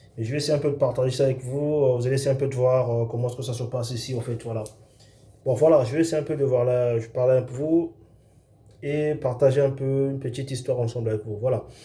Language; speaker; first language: French; non-native, local second language; Lingala